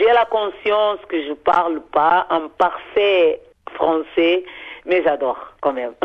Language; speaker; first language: French; non-native, fluent; Portuguese